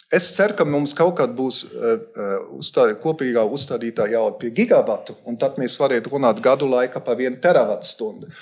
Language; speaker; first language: Latvian; non-native, local second language; Russian